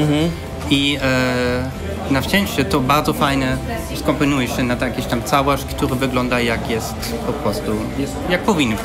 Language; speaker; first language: Polish; non-native, learner; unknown